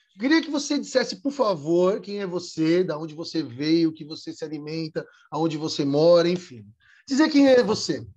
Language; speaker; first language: Portuguese; native; Portuguese